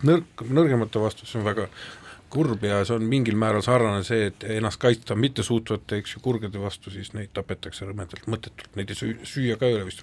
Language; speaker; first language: Estonian; native; Estonian